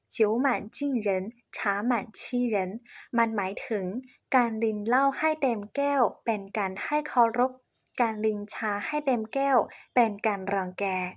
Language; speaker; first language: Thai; non-native, fluent; Chinese